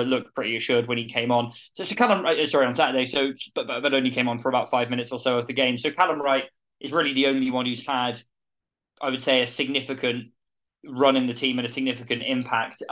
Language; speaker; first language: English; native; English